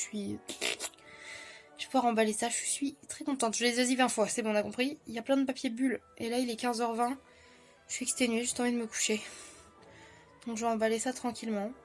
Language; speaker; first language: French; native; French